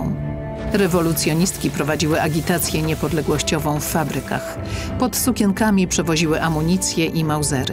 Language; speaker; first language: Polish; native; Polish